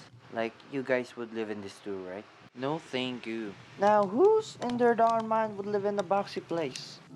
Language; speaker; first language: English; non-native, local second language; Filipino